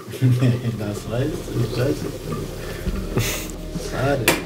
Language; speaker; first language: German; non-native, learner; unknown